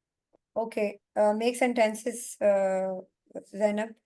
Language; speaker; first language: English; non-native, learner; Urdu